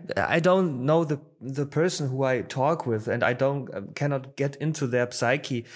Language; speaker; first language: English; non-native, fluent; Polish